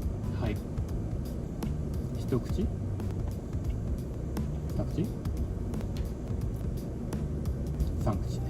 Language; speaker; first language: Japanese; native; Japanese